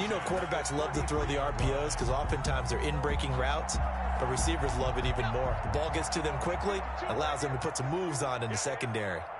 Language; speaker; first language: English; native; English